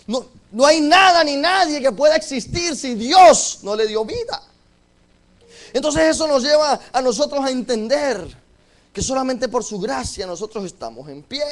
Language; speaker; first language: Spanish; native; Spanish